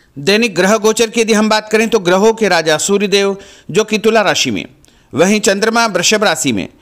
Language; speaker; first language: Hindi; native; Hindi